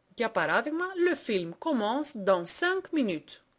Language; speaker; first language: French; non-native, fluent; Greek